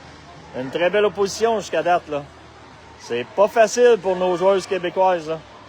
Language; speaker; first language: French; native; French